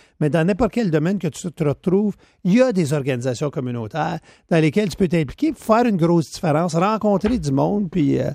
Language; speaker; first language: French; native; French